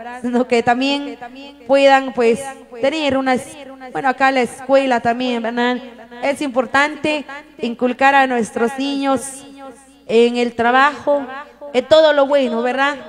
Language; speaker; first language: Spanish; native; Spanish